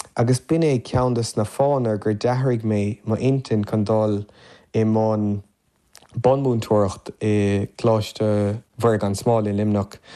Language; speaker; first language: Irish; non-native, local second language; English